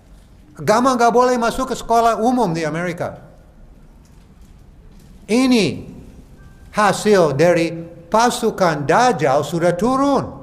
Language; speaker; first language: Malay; non-native, fluent; English